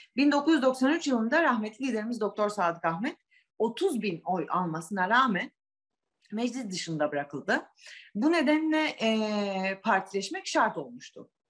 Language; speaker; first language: Turkish; native; Turkish